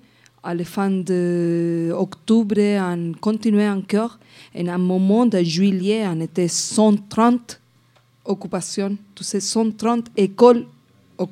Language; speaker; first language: French; non-native, fluent; Spanish